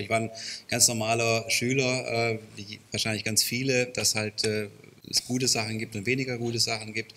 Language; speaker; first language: German; native; German